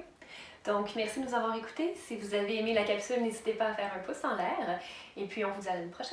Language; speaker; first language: French; native; French